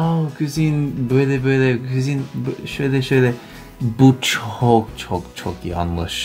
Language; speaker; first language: Turkish; non-native, learner; English